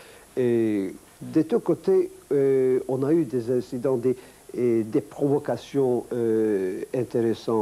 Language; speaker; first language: French; non-native, fluent; Turkish